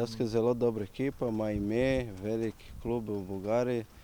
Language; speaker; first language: Slovenian; non-native, learner; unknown